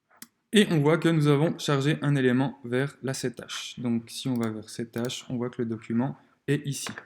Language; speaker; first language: French; native; French